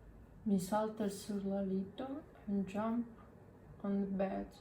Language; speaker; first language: English; non-native, learner; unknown